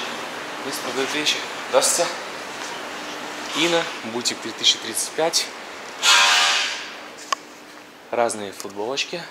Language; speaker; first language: Russian; native; Russian